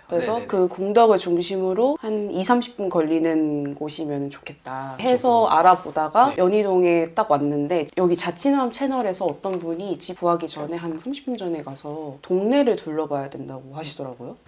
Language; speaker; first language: Korean; native; Korean